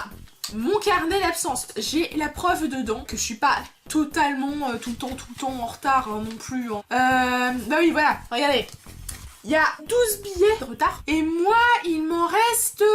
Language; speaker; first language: French; native; French